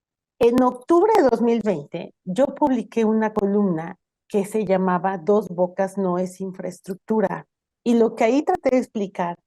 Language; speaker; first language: Spanish; native; Spanish